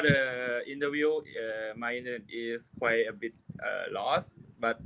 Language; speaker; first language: English; non-native, learner; Thai